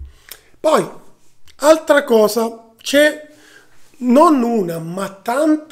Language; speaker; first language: Italian; native; Italian